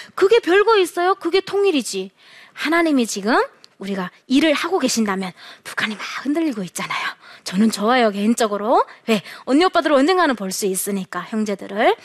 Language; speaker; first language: Korean; native; Korean